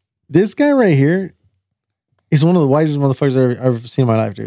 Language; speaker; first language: English; early bilingual, other home language; Spanish